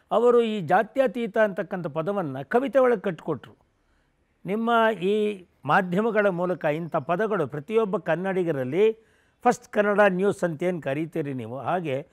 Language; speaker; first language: Kannada; non-native, local second language; Tamil